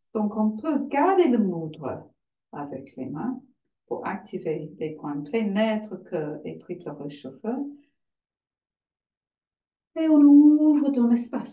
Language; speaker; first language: French; non-native, fluent; English